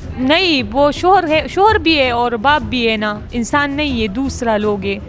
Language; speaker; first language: Urdu; non-native, local second language; Pashto